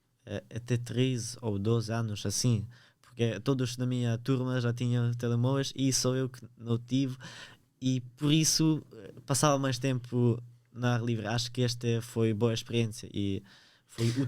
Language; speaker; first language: Portuguese; early bilingual, other home language; Ukrainian